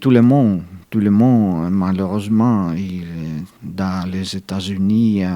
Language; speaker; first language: French; non-native, fluent; Italian